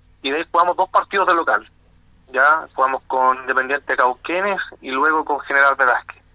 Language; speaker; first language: Spanish; native; Spanish